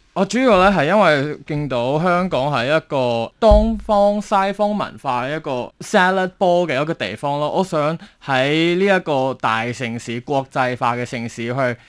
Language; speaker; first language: Cantonese; non-native, fluent; Chinese